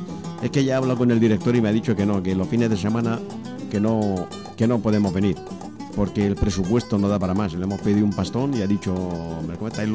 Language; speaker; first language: Spanish; native; Spanish